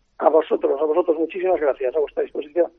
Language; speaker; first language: Spanish; native; Spanish